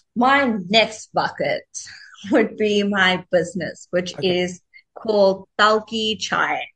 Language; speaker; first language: English; native; English